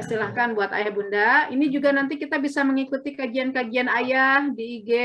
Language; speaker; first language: Indonesian; native; Indonesian